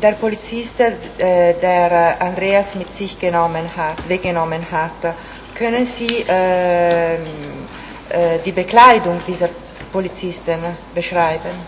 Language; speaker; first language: German; non-native, fluent; Italian